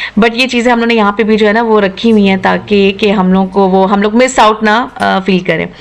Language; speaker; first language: Urdu; native; Urdu